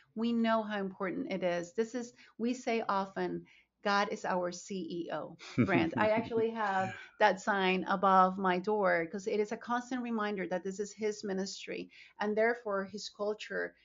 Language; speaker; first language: English; non-native, fluent; Spanish